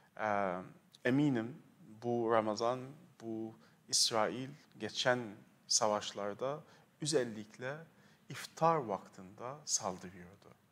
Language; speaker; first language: Turkish; non-native, fluent; Arabic